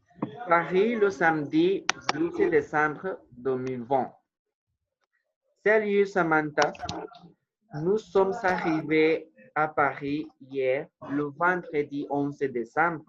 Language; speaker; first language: French; non-native, fluent; Spanish